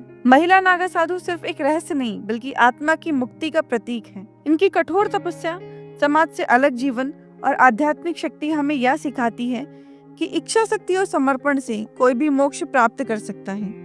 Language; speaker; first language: Hindi; native; Hindi